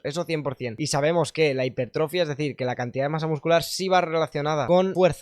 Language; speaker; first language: Spanish; native; Spanish